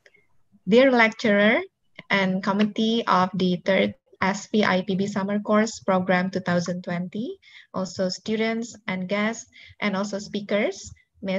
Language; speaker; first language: English; non-native, local second language; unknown